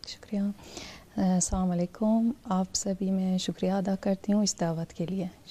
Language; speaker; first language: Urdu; non-native, fluent; Persian